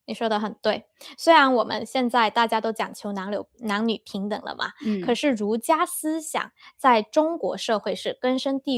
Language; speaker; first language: Chinese; native; Chinese